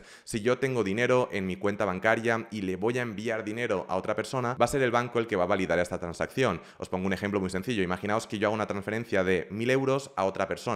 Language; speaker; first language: Spanish; native; Spanish